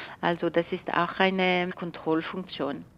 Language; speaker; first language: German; non-native, local second language; French